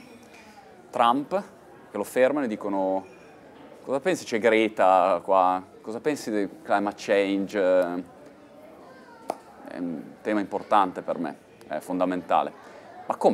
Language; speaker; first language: Italian; native; Italian